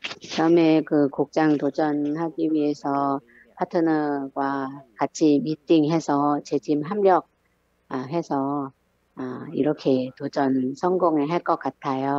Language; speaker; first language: Korean; non-native, learner; Thai